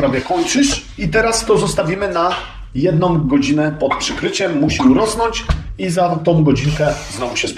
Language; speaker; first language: Polish; native; Polish